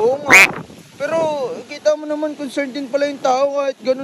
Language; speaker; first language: Filipino; native; Filipino